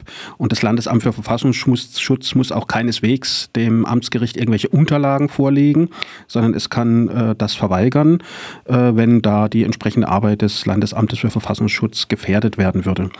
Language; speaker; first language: German; native; German